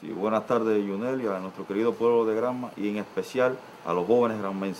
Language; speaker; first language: Spanish; native; Spanish